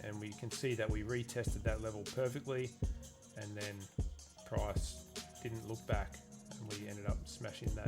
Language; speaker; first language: English; native; English